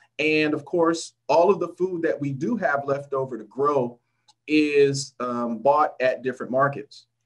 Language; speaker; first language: English; native; English